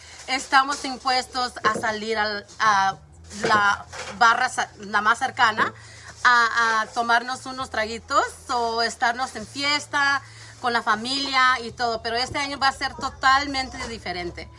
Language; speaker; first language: Spanish; early bilingual, heritage; Spanish